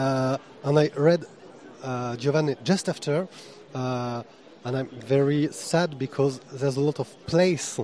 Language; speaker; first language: English; non-native, fluent; French